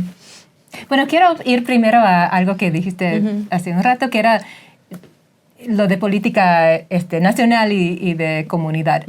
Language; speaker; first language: Spanish; non-native, fluent; English